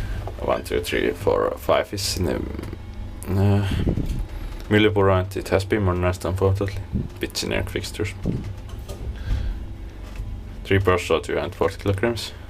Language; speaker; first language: English; non-native, fluent; Finnish